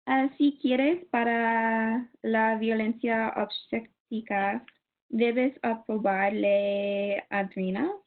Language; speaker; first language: Spanish; non-native, learner; English